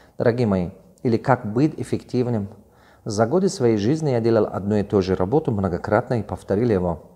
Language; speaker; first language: Russian; non-native, local second language; Tajik